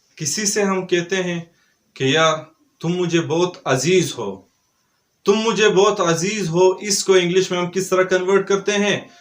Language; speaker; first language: Urdu; non-native, local second language; Pashto